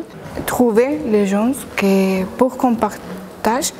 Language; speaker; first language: French; non-native, learner; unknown